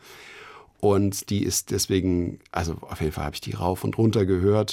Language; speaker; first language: German; native; German